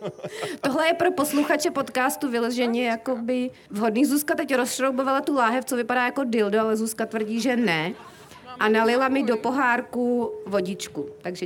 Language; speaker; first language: Czech; native; Czech